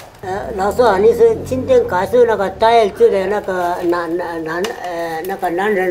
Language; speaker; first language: Chinese; non-native, local second language; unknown